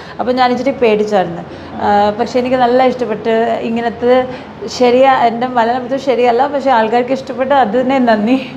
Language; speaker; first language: Malayalam; non-native, learner; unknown